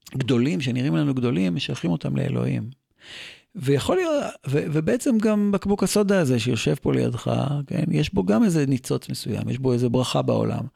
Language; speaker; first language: Hebrew; native; Hebrew